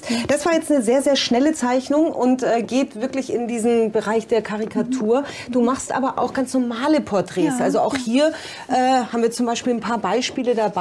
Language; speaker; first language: German; native; German